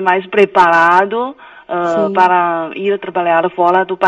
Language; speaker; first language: Portuguese; non-native, fluent; Chinese